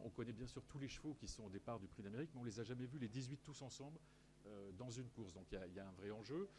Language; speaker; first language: French; native; French